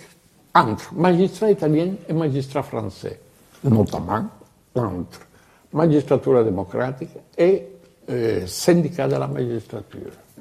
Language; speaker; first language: French; non-native, fluent; Italian